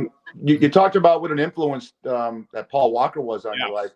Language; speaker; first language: English; native; English